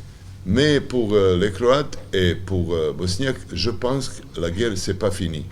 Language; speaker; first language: French; non-native, learner; Serbian